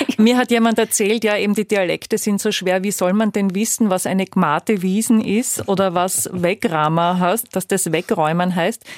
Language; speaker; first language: German; native; German